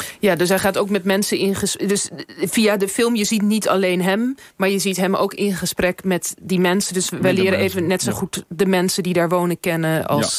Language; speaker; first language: Dutch; native; Dutch